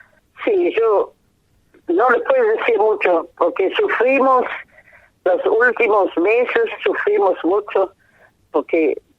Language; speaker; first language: Spanish; non-native, fluent; German